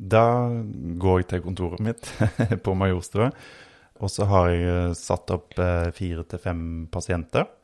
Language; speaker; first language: Norwegian; native; Norwegian